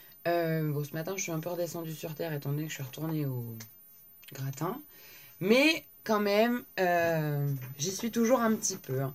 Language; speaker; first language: French; native; French